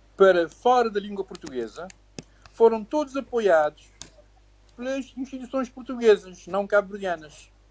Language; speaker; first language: Portuguese; native; Portuguese